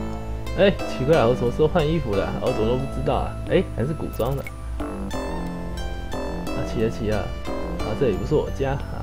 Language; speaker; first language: Chinese; native; Chinese